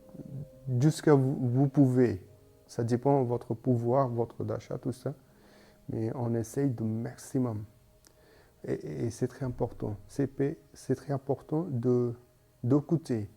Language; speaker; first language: French; non-native, learner; Bangla